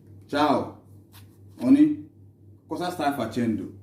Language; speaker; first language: Italian; non-native, learner; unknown